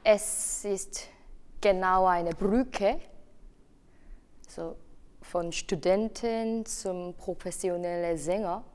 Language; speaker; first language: German; non-native, fluent; Korean